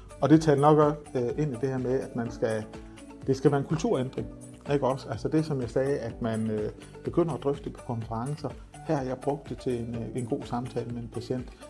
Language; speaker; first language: Danish; native; Danish